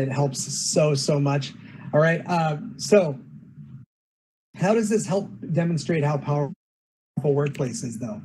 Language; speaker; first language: English; native; English